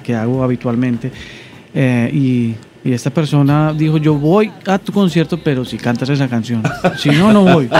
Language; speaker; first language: Spanish; native; Spanish